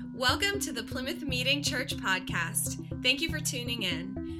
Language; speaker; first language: English; native; English